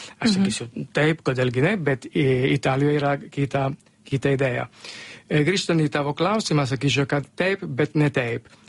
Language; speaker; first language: Lithuanian; non-native, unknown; Italian